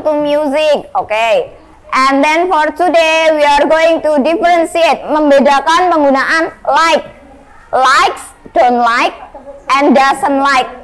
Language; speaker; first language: English; non-native, fluent; Indonesian